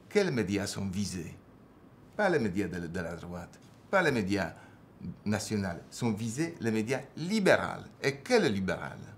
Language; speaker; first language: French; non-native, fluent; Polish